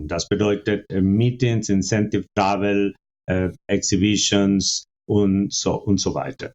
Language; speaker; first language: German; non-native, fluent; Spanish